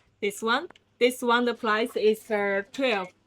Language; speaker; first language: English; non-native, learner; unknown